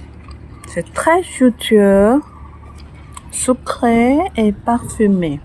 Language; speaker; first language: French; non-native, fluent; Thai